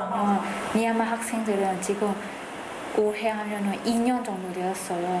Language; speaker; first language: Korean; non-native, fluent; Burmese